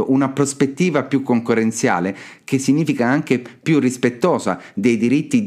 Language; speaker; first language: Italian; native; Italian